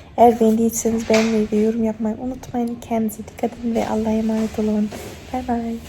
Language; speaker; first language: Turkish; early bilingual, heritage; Turkish